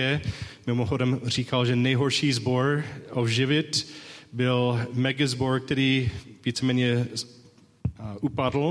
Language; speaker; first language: Czech; non-native, learner; English